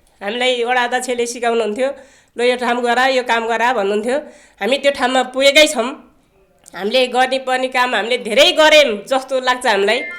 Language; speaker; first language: Nepali; native; Nepali